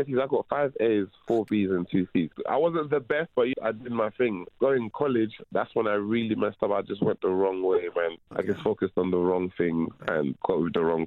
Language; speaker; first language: English; non-native, local second language; French